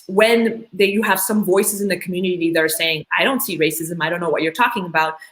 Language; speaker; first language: English; early bilingual, other home language; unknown